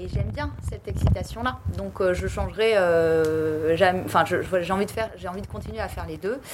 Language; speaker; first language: French; native; French